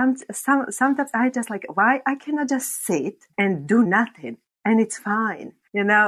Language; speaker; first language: English; non-native, fluent; Slovak